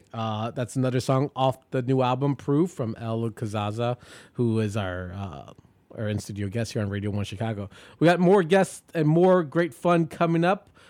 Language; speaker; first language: English; native; English